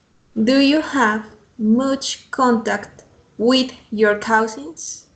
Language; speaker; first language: English; non-native, fluent; Spanish